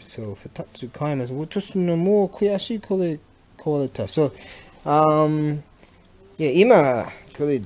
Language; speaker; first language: Japanese; non-native, learner; English